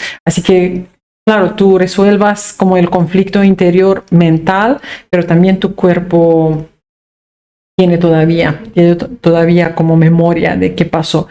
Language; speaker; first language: Spanish; non-native, fluent; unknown